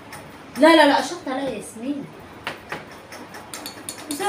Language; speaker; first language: Arabic; native; Arabic